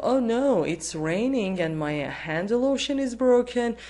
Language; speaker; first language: English; non-native, fluent; Persian